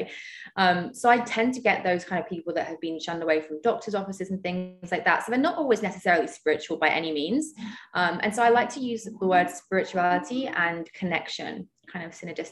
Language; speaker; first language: English; native; English